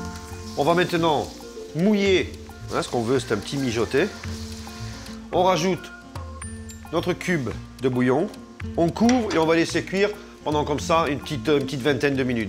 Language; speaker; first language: French; native; French